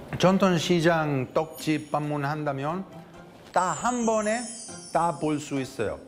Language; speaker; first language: Korean; non-native, fluent; Italian